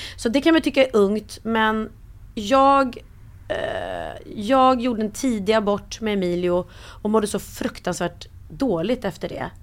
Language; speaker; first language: Swedish; native; Swedish